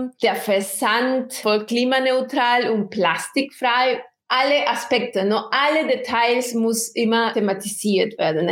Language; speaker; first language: German; non-native, fluent; Spanish